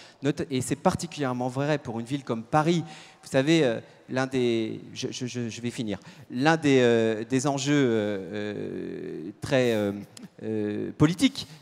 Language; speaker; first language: French; native; French